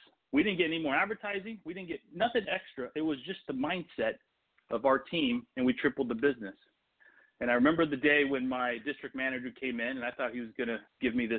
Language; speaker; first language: English; non-native, fluent; Portuguese